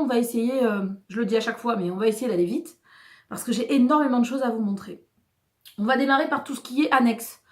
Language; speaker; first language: French; native; French